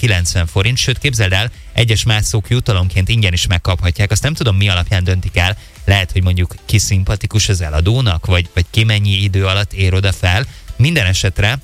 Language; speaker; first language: Hungarian; native; Hungarian